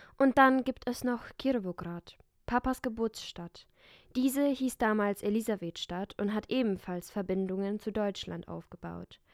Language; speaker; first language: German; early bilingual, other home language; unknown